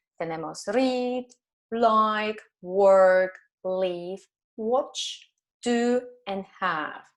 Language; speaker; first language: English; non-native, fluent; Spanish